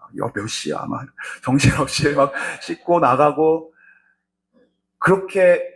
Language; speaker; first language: Korean; native; Korean